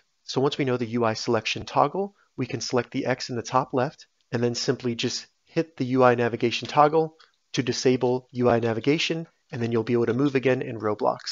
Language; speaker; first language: English; native; English